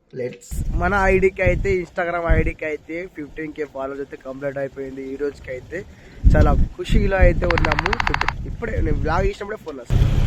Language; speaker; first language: Telugu; native; Telugu